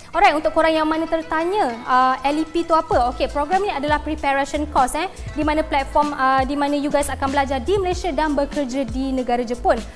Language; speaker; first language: Malay; native; Malay